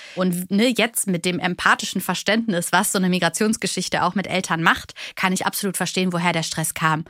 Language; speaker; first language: German; early bilingual, other home language; Bulgarian